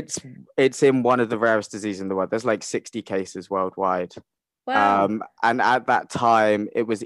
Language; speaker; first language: English; native; English